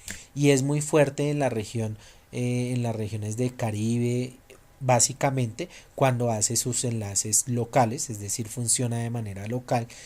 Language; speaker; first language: Spanish; native; Spanish